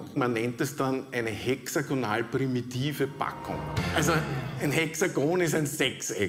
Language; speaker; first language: German; native; German